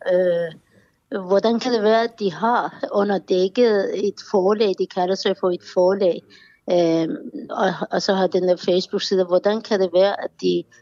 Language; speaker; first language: Danish; non-native, fluent; Persian